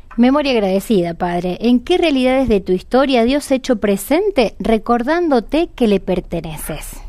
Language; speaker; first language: Spanish; native; Spanish